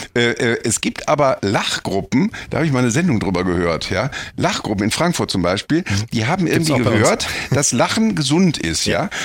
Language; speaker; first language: German; native; German